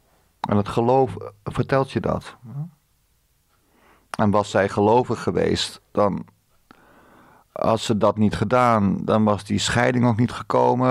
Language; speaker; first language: Dutch; native; Dutch